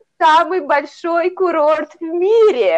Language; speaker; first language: Russian; native; Russian